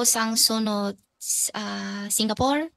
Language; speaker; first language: Filipino; non-native, learner; Chinese